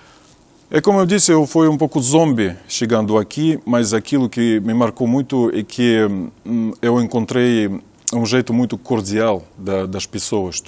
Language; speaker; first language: Portuguese; non-native, fluent; Russian